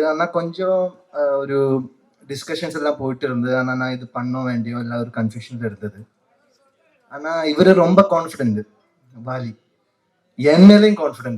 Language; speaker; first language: Tamil; non-native, learner; Malayalam